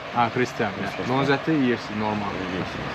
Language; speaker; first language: Turkish; non-native, fluent; Azerbaijani